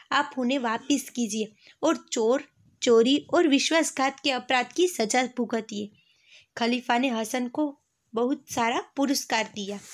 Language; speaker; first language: Hindi; non-native, local second language; Gujarati